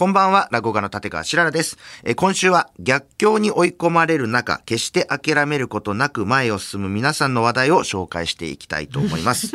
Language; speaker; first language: Japanese; native; Japanese